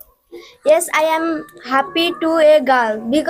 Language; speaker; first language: English; non-native, learner; Odia